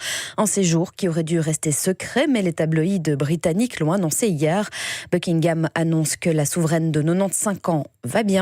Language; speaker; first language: French; native; French